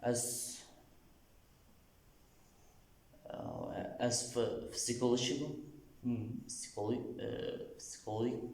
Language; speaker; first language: English; non-native, learner; Turkish